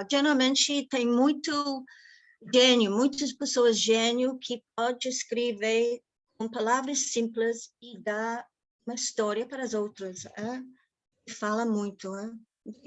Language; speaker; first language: Portuguese; non-native, fluent; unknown